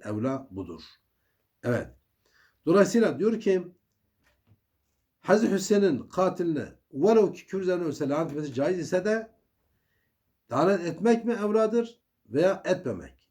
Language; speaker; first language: Turkish; native; Turkish